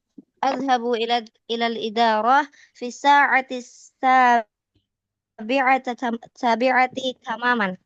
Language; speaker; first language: Arabic; non-native, learner; Indonesian